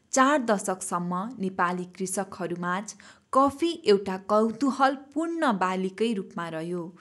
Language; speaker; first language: Nepali; native; Nepali